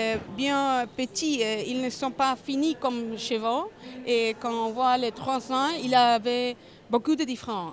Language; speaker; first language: French; non-native, learner; Spanish